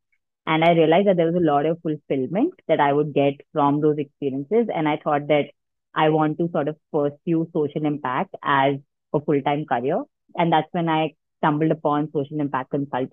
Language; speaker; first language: English; non-native, local second language; Hindi